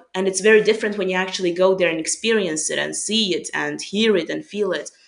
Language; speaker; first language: English; non-native, fluent; Hungarian